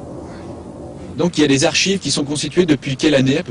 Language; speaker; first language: French; native; French